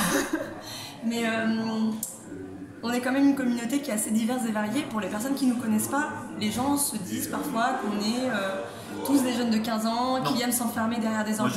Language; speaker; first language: French; native; French